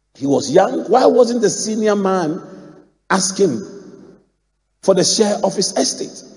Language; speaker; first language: English; non-native, local second language; Akan